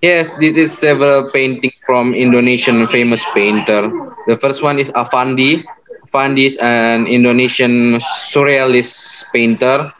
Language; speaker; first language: English; non-native, learner; Indonesian